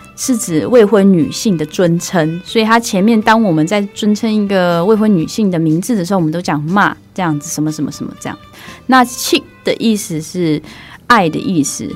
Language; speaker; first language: Chinese; early bilingual, other home language; Burmese